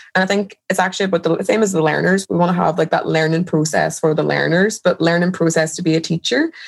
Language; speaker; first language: English; native; English